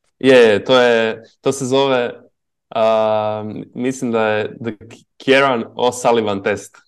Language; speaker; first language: Croatian; native; Croatian